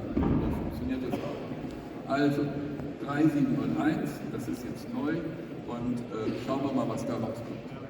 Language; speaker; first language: German; native; German